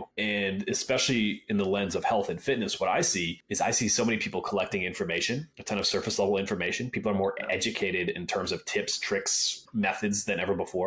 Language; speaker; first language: English; native; English